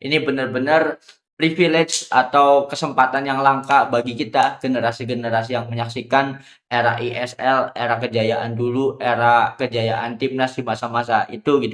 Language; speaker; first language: Indonesian; native; Indonesian